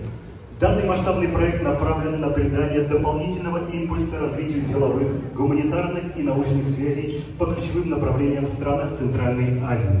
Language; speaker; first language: Russian; native; Russian